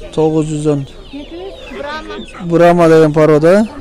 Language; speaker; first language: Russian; non-native, local second language; Kyrgyz